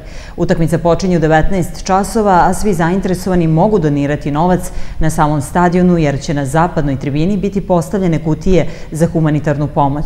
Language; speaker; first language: Serbian; native; Serbian